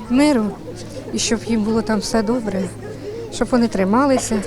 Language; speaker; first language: Ukrainian; native; Ukrainian